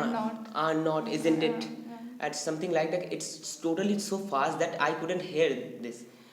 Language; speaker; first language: English; non-native, learner; Bangla